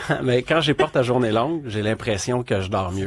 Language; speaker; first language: French; native; French